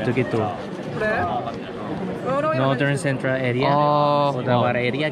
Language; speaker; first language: Indonesian; non-native, learner; Japanese